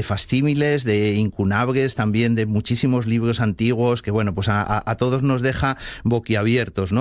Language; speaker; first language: Spanish; native; Spanish